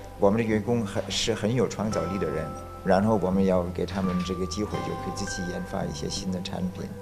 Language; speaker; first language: Chinese; non-native, fluent; German